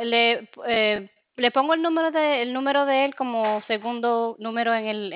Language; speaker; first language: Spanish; early bilingual, other home language; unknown